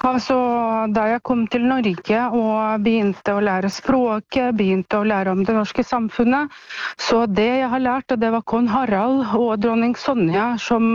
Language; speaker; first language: Norwegian; non-native, fluent; Ukrainian